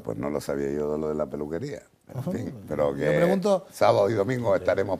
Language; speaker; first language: Spanish; native; Spanish